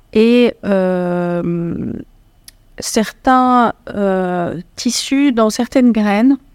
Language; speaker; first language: French; non-native, local second language; Arabic